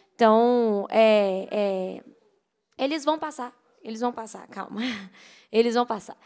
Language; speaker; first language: Portuguese; native; Portuguese